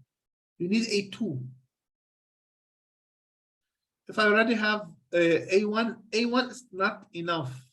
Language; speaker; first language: English; non-native, fluent; Arabic